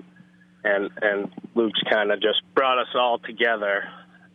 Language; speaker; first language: English; native; English